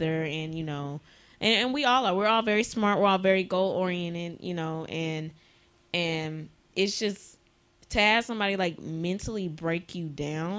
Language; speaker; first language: English; native; English